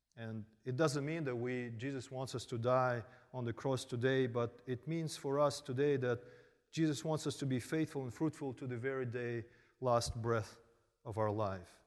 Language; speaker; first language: English; early bilingual, other home language; Korean